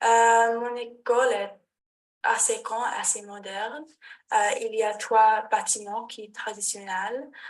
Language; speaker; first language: French; non-native, learner; English